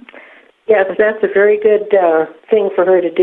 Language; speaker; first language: English; native; English